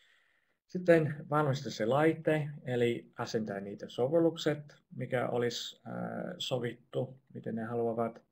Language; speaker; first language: Finnish; non-native, fluent; English